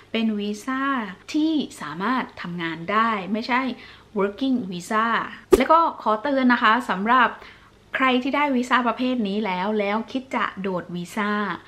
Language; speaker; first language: Thai; native; Thai